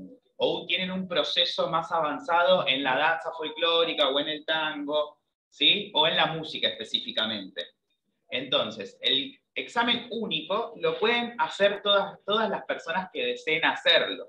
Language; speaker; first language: Spanish; native; Spanish